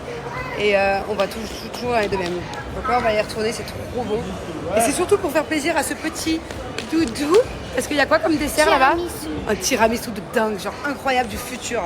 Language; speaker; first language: French; native; French